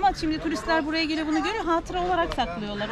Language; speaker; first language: Turkish; native; Turkish